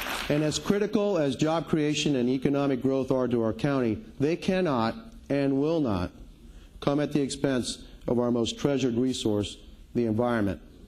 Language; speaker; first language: English; early bilingual, other home language; Spanish